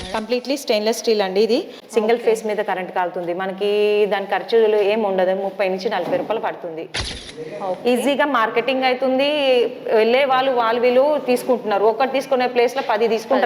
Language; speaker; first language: Telugu; native; Telugu